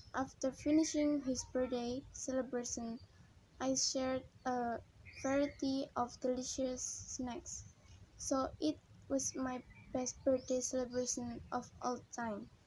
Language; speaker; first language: English; non-native, learner; Indonesian